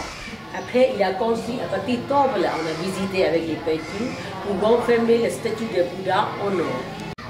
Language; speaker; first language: French; non-native, local second language; Burmese